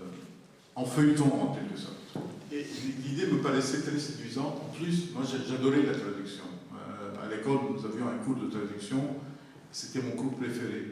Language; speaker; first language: French; non-native, local second language; Arabic